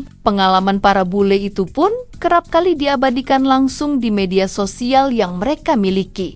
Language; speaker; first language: Indonesian; native; Indonesian